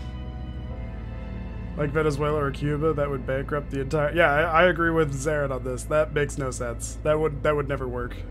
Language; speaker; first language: English; native; English